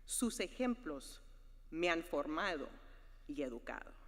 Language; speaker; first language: Spanish; early bilingual, other home language; English